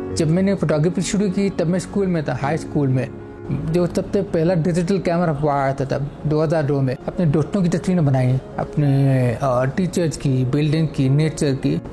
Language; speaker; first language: Urdu; native; Urdu